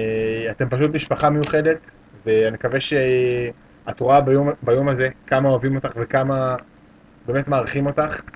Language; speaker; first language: Hebrew; native; Hebrew